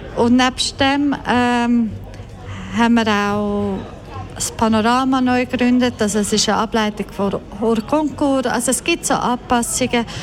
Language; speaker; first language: German; early bilingual, other home language; Croatian